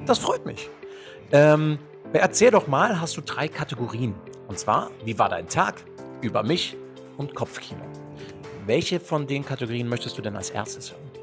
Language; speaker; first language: German; native; German